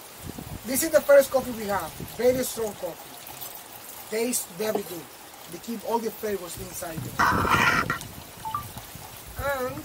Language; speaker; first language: English; non-native, fluent; Spanish